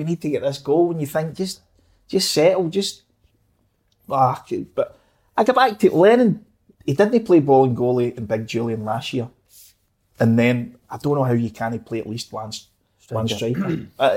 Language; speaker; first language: English; native; English